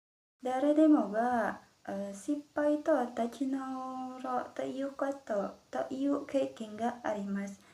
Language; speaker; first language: Japanese; non-native, learner; Indonesian